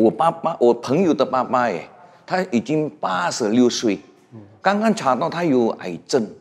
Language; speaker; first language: Chinese; non-native, fluent; Indonesian